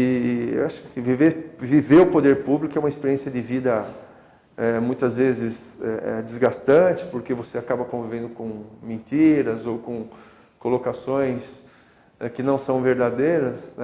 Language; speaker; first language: Portuguese; native; Portuguese